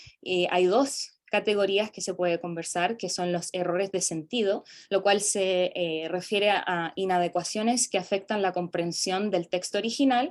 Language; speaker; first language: Spanish; non-native, fluent; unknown